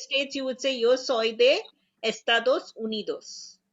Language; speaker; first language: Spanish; non-native, fluent; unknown